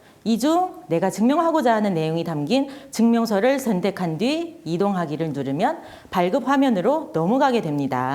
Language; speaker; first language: Korean; non-native, fluent; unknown